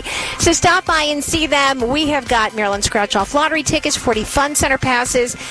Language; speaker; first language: English; native; English